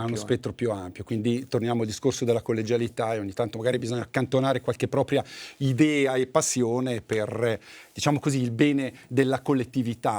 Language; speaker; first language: Italian; native; Italian